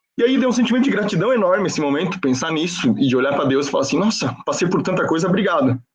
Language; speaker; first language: Portuguese; non-native, fluent; Spanish